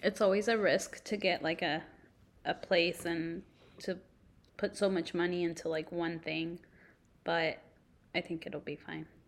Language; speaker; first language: English; early bilingual, other home language; Spanish